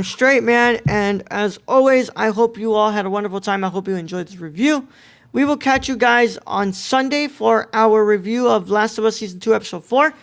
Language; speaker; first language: English; native; English